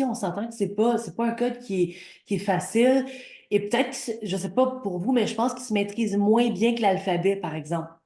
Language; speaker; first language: French; native; French